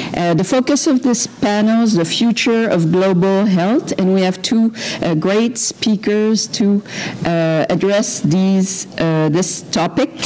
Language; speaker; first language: English; non-native, local second language; French